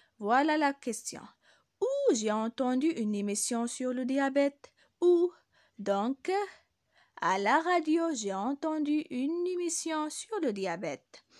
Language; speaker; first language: French; non-native, local second language; Arabic